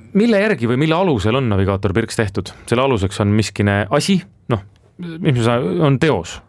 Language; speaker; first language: Estonian; native; Estonian